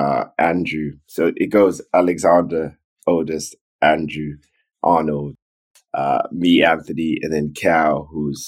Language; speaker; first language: English; early bilingual, other home language; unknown